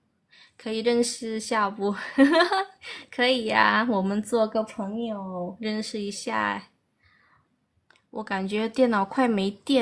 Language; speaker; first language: Chinese; early bilingual, heritage; Chinese